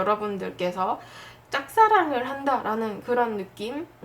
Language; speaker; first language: Korean; native; Korean